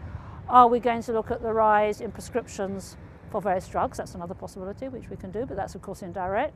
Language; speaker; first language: English; native; English